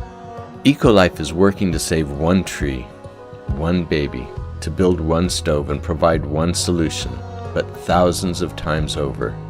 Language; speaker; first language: English; native; English